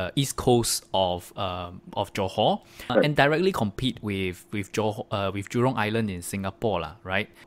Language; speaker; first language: English; non-native, local second language; Chinese